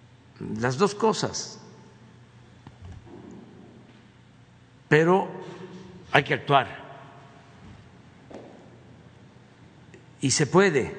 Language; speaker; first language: Spanish; native; Spanish